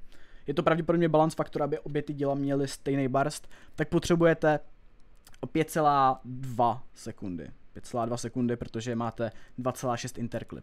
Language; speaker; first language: Czech; native; Czech